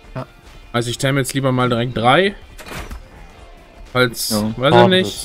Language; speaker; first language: German; native; German